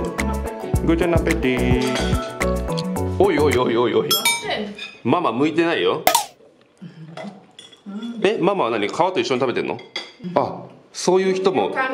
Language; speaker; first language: Japanese; native; Japanese